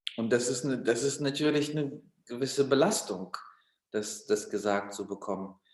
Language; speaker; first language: German; early bilingual, other home language; Russian